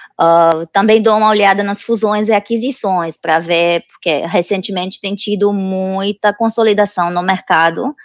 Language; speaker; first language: Portuguese; non-native, fluent; Romanian